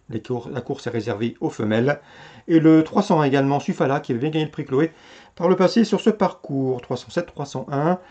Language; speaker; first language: French; native; French